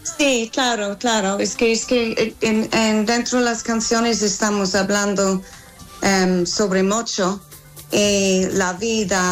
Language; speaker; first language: Spanish; non-native, learner; English